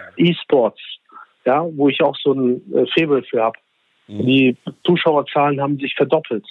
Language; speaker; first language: German; early bilingual, other home language; Turkish